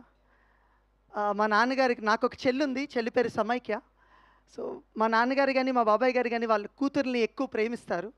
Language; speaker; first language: Telugu; native; Telugu